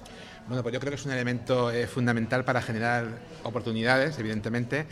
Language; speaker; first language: Spanish; native; Spanish